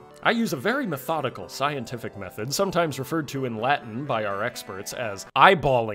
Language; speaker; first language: English; native; English